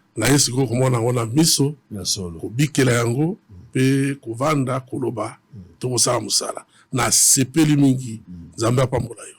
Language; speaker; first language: Lingala; native; Lingala